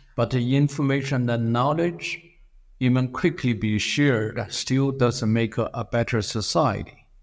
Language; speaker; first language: English; non-native, fluent; Chinese